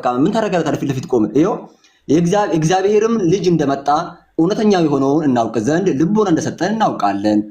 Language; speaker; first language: Amharic; non-native, local second language; Oromo